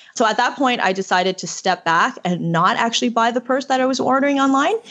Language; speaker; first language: English; early bilingual, other home language; Chinese